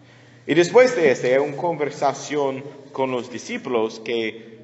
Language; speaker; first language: Spanish; non-native, learner; English